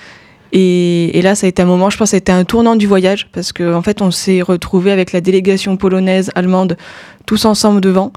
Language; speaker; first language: French; native; French